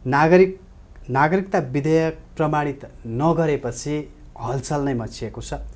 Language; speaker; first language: Nepali; native; Nepali